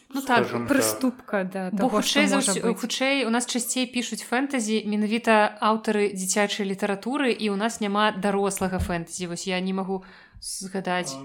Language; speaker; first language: Belarusian; native; Belarusian